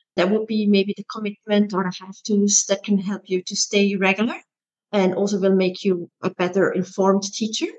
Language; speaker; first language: English; non-native, fluent; German